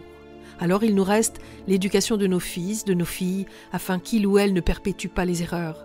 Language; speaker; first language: French; native; French